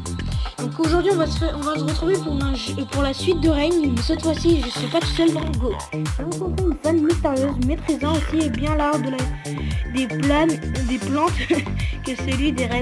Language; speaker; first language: French; native; French